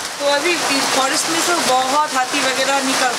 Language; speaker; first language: Hindi; non-native, local second language; Bangla